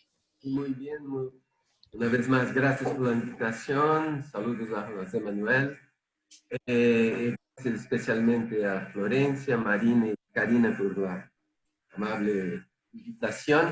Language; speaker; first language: Spanish; non-native, fluent; Portuguese